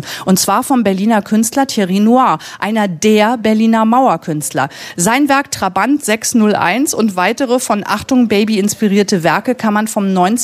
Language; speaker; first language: German; native; German